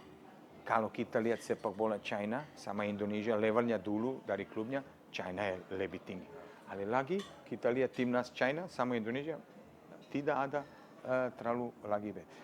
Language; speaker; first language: Indonesian; non-native, fluent; Serbian